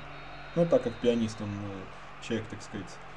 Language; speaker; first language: Russian; native; Russian